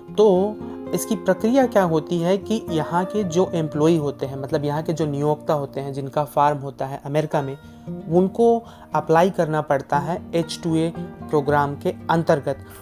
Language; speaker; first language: Hindi; native; Hindi